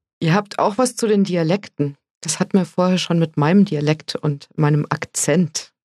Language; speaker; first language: German; native; German